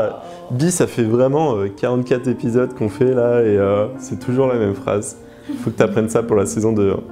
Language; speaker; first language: French; native; French